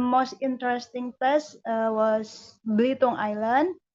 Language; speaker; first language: English; non-native, learner; Indonesian